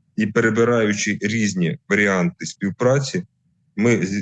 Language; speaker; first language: Ukrainian; native; Ukrainian